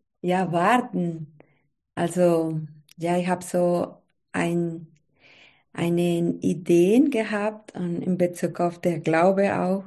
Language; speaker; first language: German; non-native, learner; Spanish